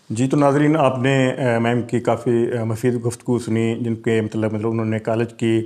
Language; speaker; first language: Urdu; non-native, local second language; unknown